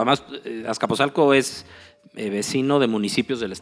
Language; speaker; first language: Spanish; native; Spanish